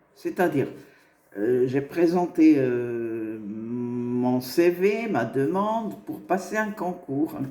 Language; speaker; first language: French; non-native, local second language; Arabic